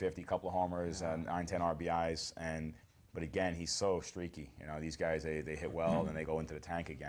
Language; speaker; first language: English; native; English